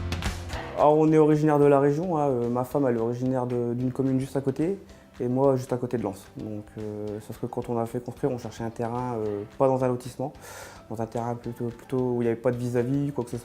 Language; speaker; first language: French; native; French